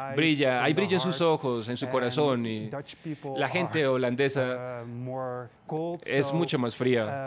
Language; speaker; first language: Spanish; non-native, fluent; Dutch